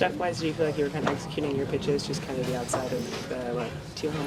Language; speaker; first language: English; native; English